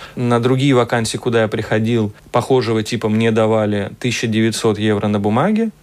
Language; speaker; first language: Russian; native; Russian